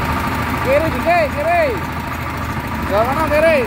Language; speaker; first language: Indonesian; non-native, local second language; Javanese